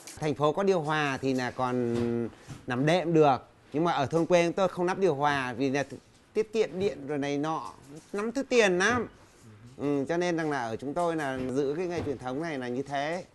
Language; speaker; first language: Vietnamese; native; Vietnamese